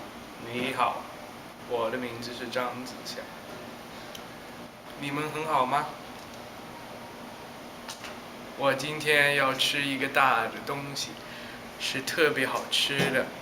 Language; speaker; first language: Chinese; non-native, learner; English